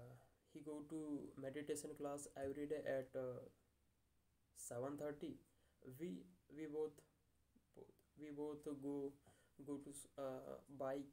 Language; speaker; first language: English; non-native, learner; Hindi